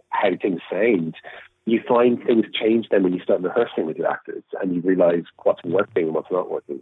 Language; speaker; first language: English; native; English